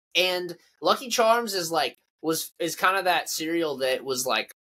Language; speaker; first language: English; native; English